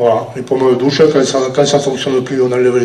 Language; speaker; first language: French; native; French